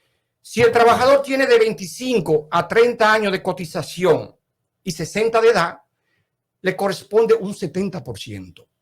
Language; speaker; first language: Spanish; native; Spanish